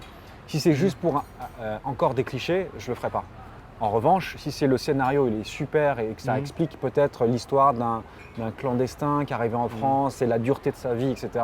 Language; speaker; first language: French; early bilingual, other home language; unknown